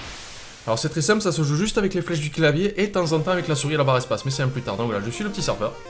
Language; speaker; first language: French; native; French